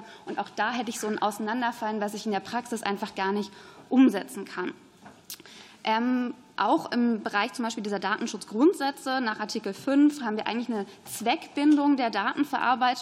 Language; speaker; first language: German; native; German